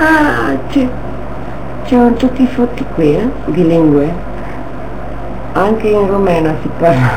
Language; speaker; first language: Italian; non-native, learner; Romanian